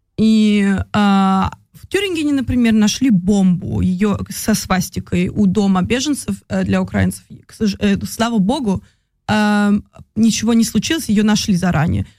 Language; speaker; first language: Russian; early bilingual, heritage; Russian